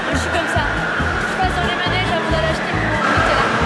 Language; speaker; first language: French; native; French